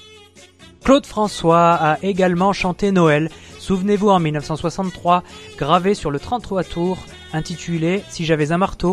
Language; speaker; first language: French; native; French